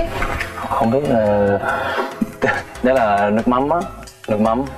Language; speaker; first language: Vietnamese; non-native, learner; Swedish